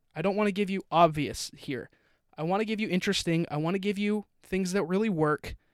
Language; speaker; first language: English; native; English